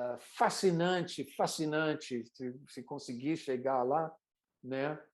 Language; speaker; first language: Portuguese; non-native, fluent; English